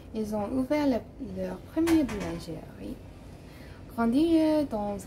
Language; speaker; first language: French; non-native, learner; English